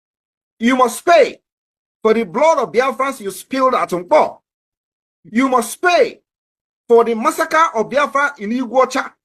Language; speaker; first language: English; non-native, local second language; Igbo